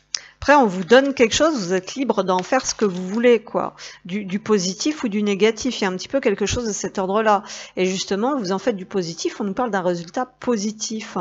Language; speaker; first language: French; native; French